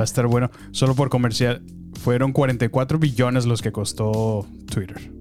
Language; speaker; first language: Spanish; native; Spanish